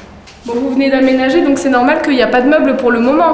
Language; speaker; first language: French; native; French